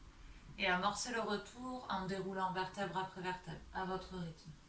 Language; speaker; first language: French; native; French